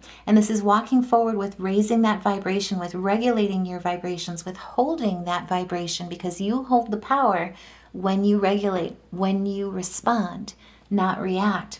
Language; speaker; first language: English; native; English